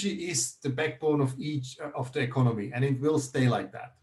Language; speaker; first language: English; non-native, fluent; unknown